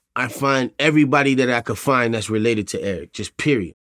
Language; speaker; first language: English; native; English